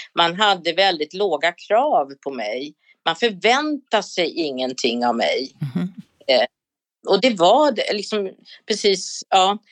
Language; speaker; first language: Swedish; native; Swedish